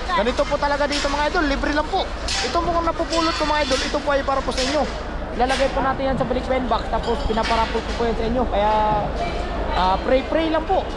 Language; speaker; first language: Filipino; native; Filipino